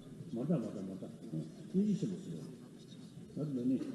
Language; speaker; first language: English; non-native, learner; Tibetan